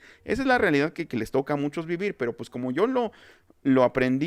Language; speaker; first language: Spanish; native; Spanish